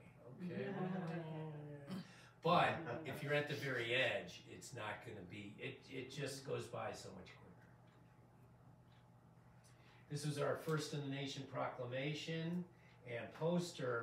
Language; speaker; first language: English; native; English